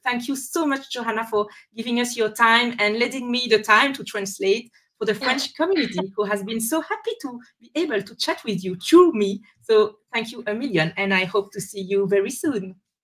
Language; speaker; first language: English; non-native, fluent; French